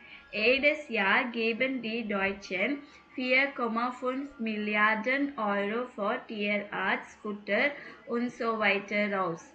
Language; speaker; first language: German; non-native, fluent; Tamil